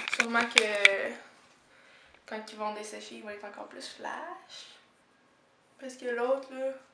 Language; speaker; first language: French; native; French